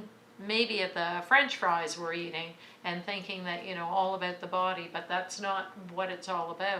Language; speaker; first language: English; native; English